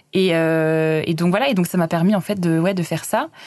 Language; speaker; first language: French; native; French